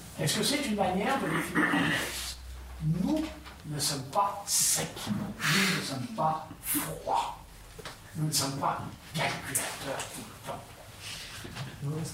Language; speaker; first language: French; early bilingual, heritage; Russian